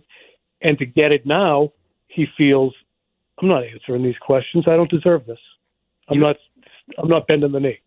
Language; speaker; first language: English; native; English